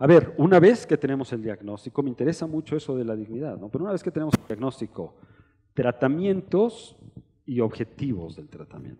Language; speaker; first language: Spanish; native; Spanish